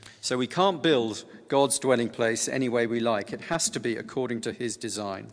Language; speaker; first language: English; native; English